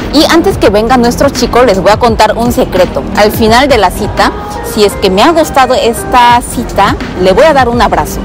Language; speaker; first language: Spanish; non-native, fluent; Korean